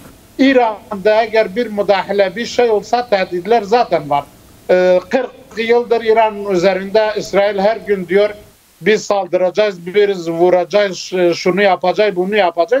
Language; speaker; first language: Turkish; non-native, fluent; Kurdish